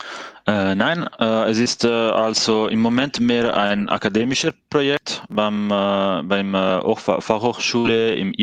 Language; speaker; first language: German; non-native, fluent; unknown